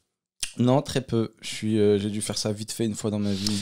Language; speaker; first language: French; native; French